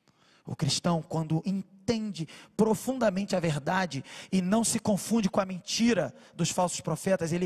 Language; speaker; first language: Portuguese; native; Portuguese